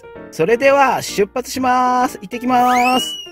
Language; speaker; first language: Japanese; native; Japanese